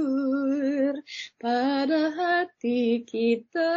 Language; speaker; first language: Indonesian; non-native, fluent; English